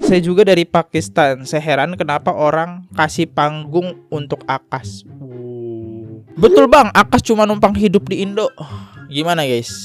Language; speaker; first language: Indonesian; native; Indonesian